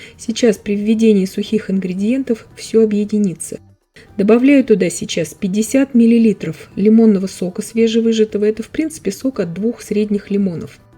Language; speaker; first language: Russian; native; Russian